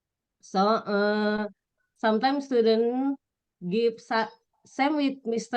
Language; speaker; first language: English; non-native, learner; Indonesian